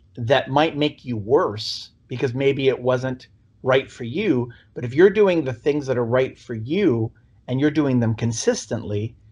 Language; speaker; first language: English; native; English